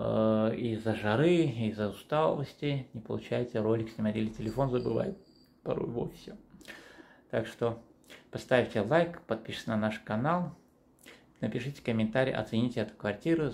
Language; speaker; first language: Russian; non-native, fluent; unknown